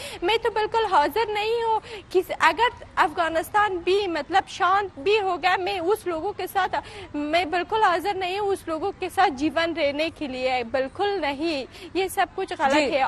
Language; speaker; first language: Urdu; non-native, learner; Pashto